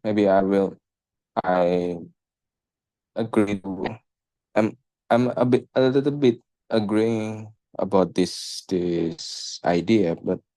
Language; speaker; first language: English; non-native, local second language; Indonesian